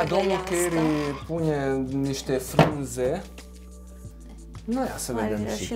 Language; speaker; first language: Romanian; non-native, local second language; Hungarian